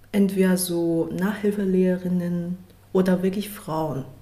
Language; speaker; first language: German; non-native, fluent; Chinese